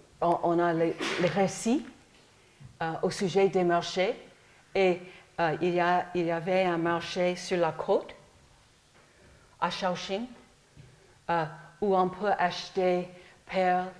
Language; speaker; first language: French; non-native, fluent; English